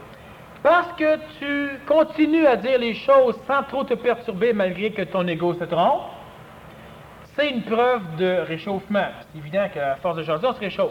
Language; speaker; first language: French; native; French